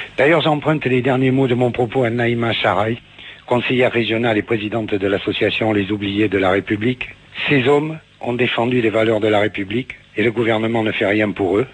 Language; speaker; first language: French; native; French